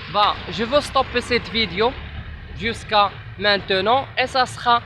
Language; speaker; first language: French; non-native, local second language; Arabic